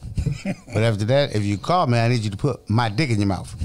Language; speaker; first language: English; native; English